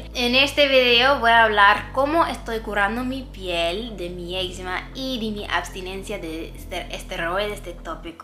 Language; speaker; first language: Spanish; non-native, fluent; English